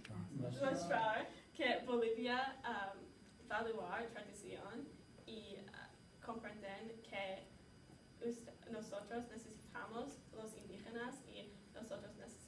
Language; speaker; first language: Spanish; non-native, learner; English